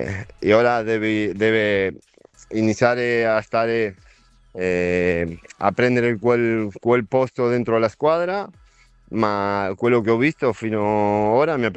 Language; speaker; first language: Italian; non-native, fluent; Spanish